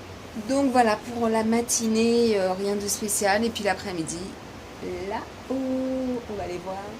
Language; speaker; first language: French; native; French